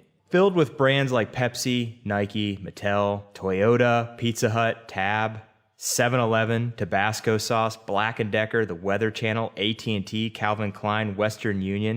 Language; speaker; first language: English; native; English